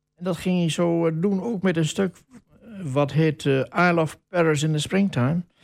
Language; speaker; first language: Dutch; native; Dutch